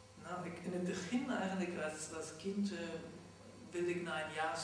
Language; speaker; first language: Dutch; non-native, fluent; German